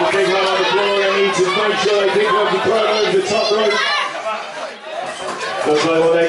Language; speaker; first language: English; native; English